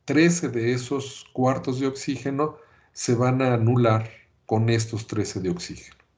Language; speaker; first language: Spanish; native; Spanish